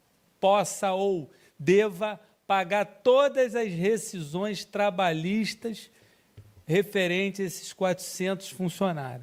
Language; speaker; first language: Portuguese; native; Portuguese